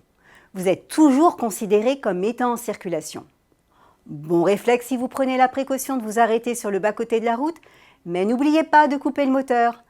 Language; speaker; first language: French; native; French